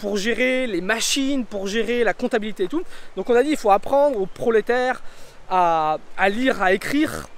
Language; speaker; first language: French; native; French